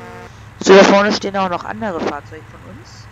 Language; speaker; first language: German; native; German